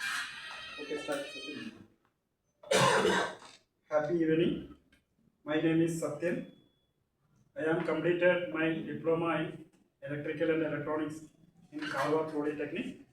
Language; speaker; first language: English; non-native, local second language; Malayalam